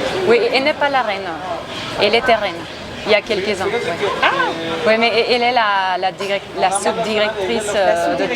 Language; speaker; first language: French; non-native, fluent; Spanish